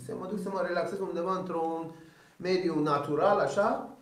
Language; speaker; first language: Romanian; early bilingual, other home language; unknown